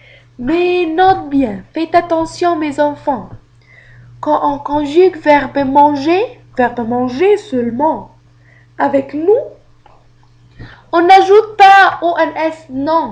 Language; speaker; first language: French; non-native, fluent; Arabic